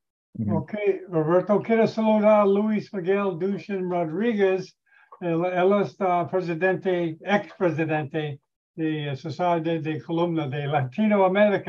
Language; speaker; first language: Spanish; non-native, learner; English